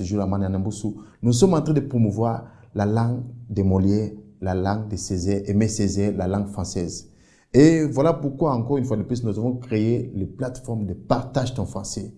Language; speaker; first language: French; non-native, fluent; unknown